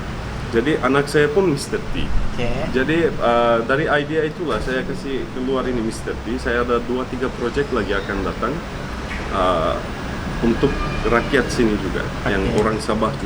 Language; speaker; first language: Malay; non-native, fluent; Turkish